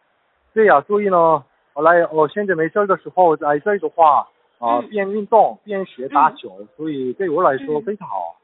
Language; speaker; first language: Chinese; non-native, learner; Korean